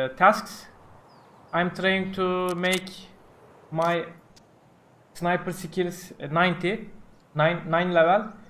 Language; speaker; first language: English; non-native, learner; Turkish